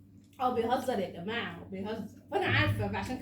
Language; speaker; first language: Arabic; native; Arabic